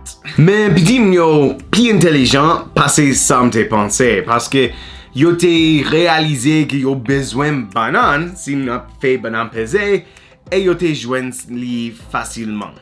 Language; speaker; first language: Haitian Creole; non-native, learner; English